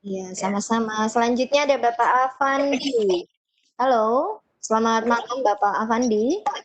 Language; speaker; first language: Indonesian; native; Indonesian